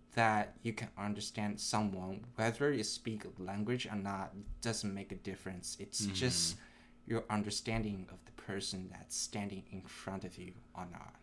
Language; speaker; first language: English; non-native, fluent; Chinese